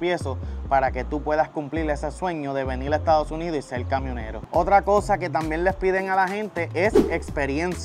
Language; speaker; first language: Spanish; native; Spanish